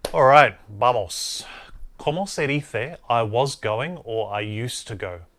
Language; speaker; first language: Spanish; non-native, fluent; English